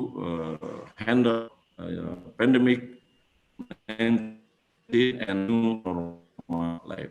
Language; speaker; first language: English; non-native, fluent; Indonesian